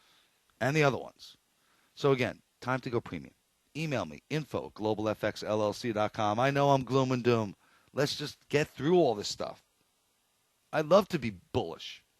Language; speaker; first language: English; native; English